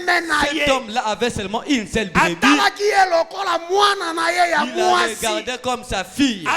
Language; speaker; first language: French; non-native, local second language; Lingala